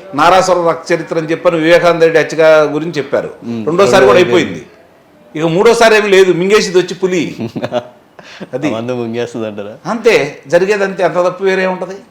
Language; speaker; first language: Telugu; native; Telugu